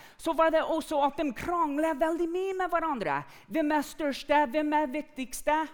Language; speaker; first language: Norwegian; non-native, fluent; English